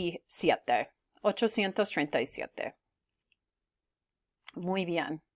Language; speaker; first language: Spanish; non-native, fluent; English